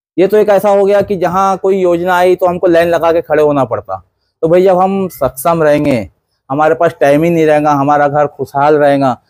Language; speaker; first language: Hindi; native; Hindi